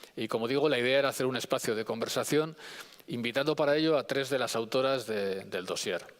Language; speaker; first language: Spanish; native; Spanish